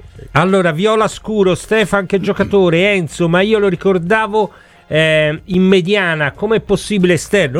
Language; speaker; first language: Italian; native; Italian